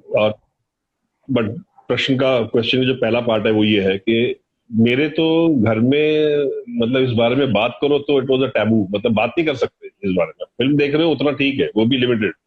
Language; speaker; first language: Hindi; native; Hindi